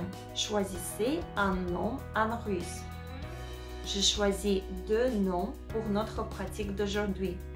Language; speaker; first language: French; non-native, fluent; Russian